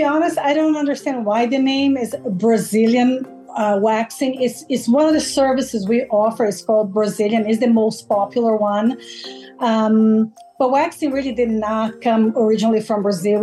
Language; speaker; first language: English; non-native, fluent; Portuguese